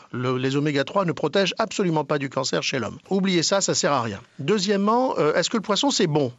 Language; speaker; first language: French; native; French